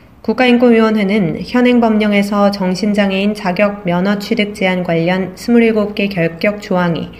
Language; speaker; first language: Korean; native; Korean